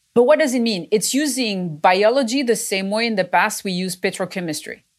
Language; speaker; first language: English; non-native, fluent; French